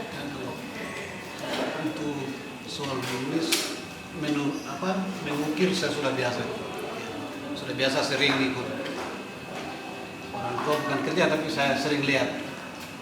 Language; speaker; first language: Indonesian; native; Indonesian